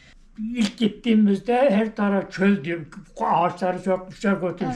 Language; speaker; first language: Turkish; native; Turkish